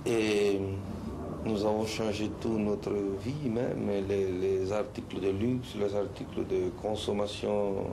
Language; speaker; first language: French; non-native, fluent; Spanish